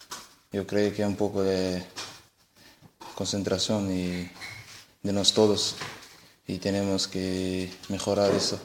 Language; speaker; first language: Spanish; non-native, learner; Portuguese